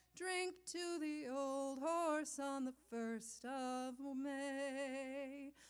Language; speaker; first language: English; native; English